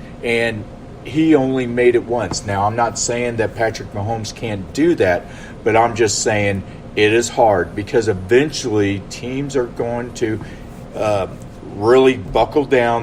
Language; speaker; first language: English; native; English